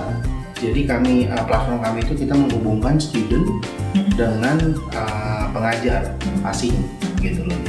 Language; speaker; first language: Indonesian; native; Indonesian